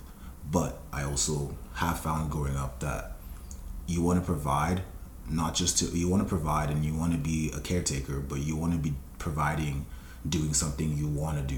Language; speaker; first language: English; non-native, local second language; Yoruba